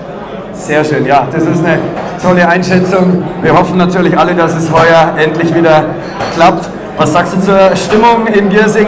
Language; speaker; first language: German; native; German